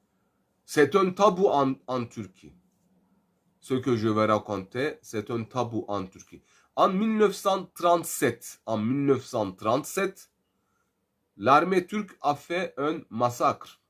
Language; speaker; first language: French; non-native, fluent; Turkish